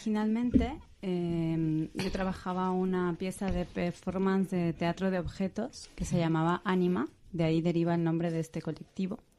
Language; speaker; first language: Spanish; native; Spanish